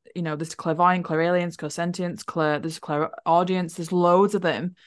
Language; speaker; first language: English; native; English